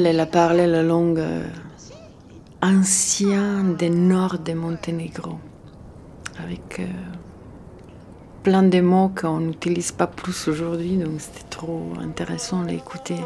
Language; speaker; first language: French; non-native, fluent; Serbian